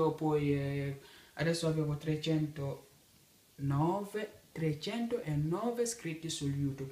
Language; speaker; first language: Italian; non-native, learner; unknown